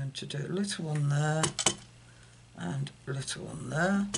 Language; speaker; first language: English; native; English